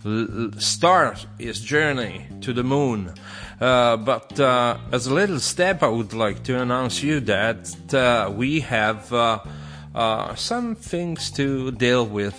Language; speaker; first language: English; non-native, fluent; Italian